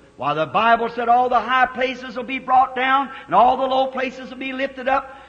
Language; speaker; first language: English; native; English